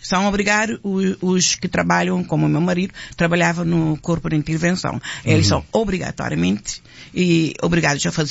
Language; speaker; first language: Portuguese; non-native, local second language; Kabuverdianu